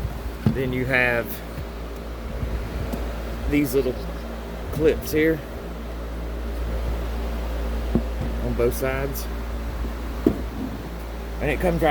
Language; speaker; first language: English; native; English